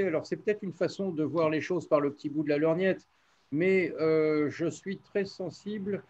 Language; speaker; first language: French; native; French